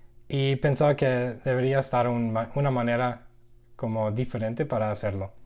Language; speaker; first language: Spanish; non-native, learner; English